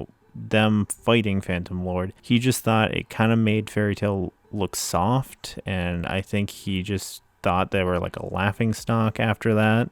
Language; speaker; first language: English; native; English